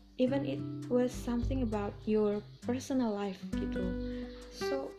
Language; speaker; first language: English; non-native, learner; Indonesian